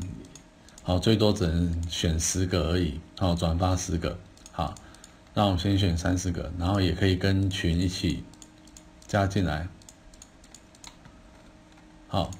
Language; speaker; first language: Chinese; native; Chinese